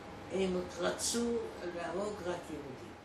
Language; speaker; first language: Hebrew; non-native, fluent; Polish